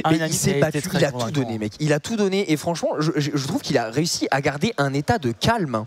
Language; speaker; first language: French; native; French